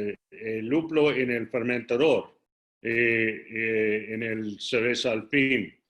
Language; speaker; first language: Spanish; non-native, learner; English